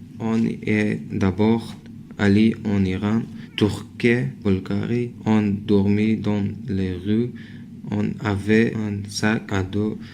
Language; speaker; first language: French; non-native, learner; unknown